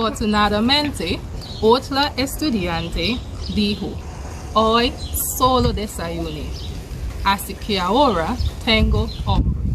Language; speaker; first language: Spanish; non-native, fluent; English